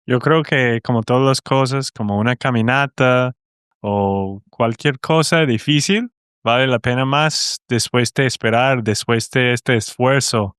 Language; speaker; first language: Spanish; non-native, fluent; English